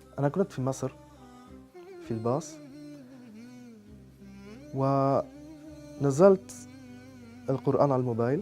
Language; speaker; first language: Arabic; non-native, fluent; French